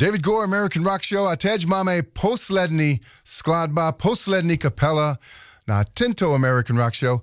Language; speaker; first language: Czech; non-native, learner; English